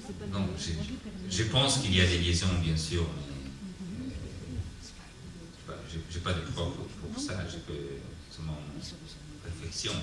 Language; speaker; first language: French; non-native, learner; Italian